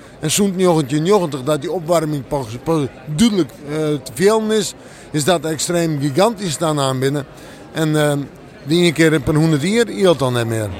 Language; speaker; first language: Dutch; non-native, local second language; Western Frisian